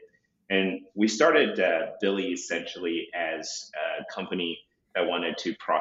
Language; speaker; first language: English; non-native, local second language; Shona